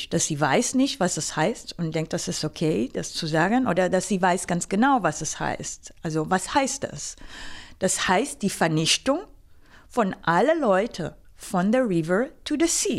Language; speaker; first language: German; non-native, fluent; Hebrew